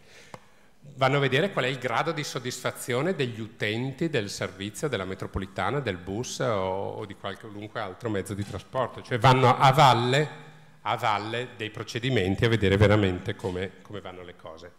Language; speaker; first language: Italian; native; Italian